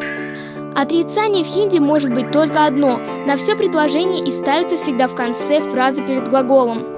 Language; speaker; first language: Russian; native; Russian